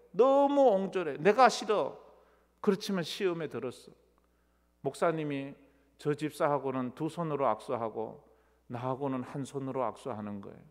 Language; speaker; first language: Korean; native; Korean